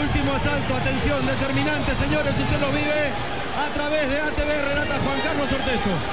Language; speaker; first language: Spanish; native; Spanish